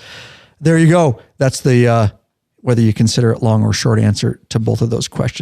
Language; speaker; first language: English; native; English